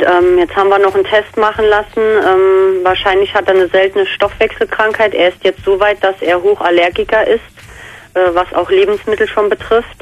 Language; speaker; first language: German; native; German